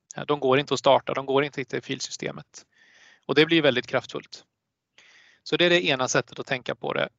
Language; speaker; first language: Swedish; native; Swedish